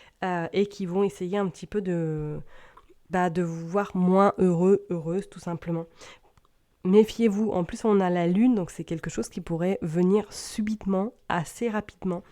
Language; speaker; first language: French; native; French